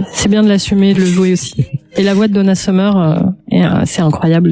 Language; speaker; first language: French; native; French